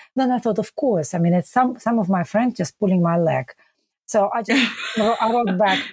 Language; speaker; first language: English; non-native, fluent; Russian